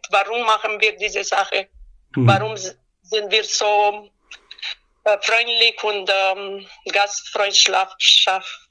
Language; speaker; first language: German; non-native, learner; Romanian